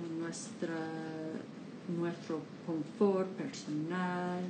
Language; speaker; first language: Spanish; non-native, learner; English